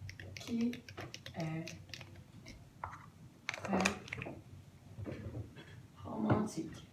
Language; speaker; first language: French; non-native, fluent; Portuguese